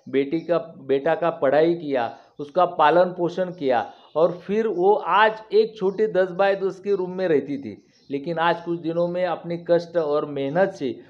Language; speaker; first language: Hindi; non-native, local second language; Marathi